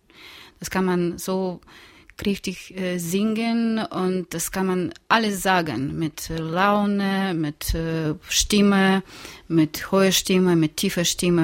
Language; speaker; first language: German; non-native, learner; Russian